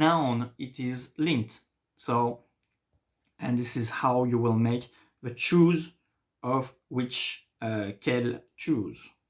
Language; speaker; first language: English; non-native, fluent; French